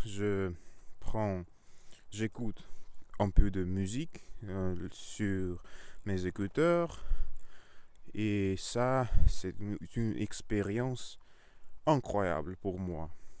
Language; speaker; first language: French; non-native, learner; Russian